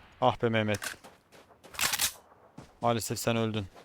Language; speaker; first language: Turkish; native; Turkish